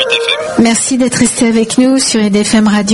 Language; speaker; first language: French; native; French